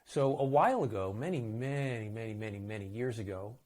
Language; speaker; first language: English; native; English